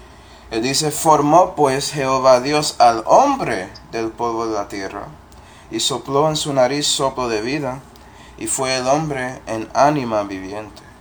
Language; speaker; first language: Spanish; non-native, fluent; English